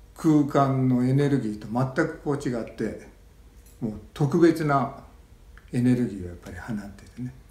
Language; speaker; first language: Japanese; native; Japanese